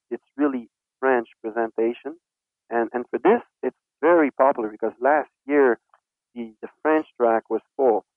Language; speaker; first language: English; non-native, fluent; French